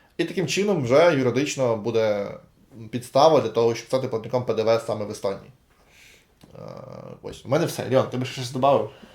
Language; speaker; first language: Ukrainian; native; Ukrainian